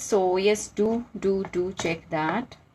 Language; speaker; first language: English; non-native, local second language; Hindi